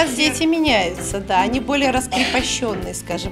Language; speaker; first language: Russian; native; Russian